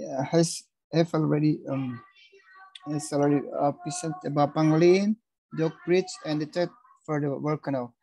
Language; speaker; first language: English; non-native, learner; Indonesian